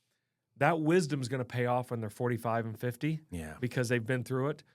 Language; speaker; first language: English; native; English